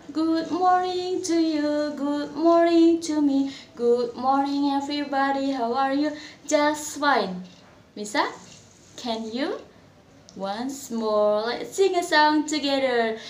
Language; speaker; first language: English; non-native, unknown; Indonesian